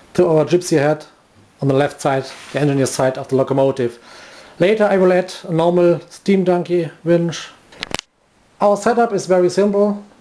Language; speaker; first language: English; non-native, fluent; German